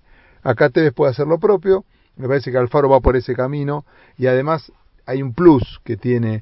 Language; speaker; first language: Spanish; native; Spanish